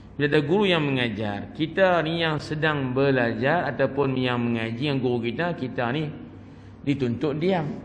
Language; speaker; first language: Malay; native; Malay